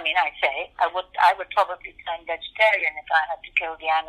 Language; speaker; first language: English; non-native, local second language; Urdu